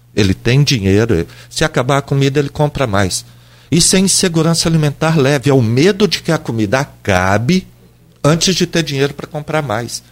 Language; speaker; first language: Portuguese; native; Portuguese